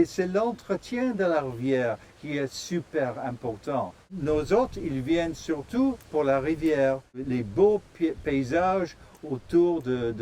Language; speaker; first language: French; non-native, fluent; English